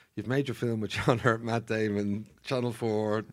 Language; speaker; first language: English; native; English